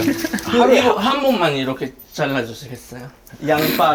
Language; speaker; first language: Korean; non-native, fluent; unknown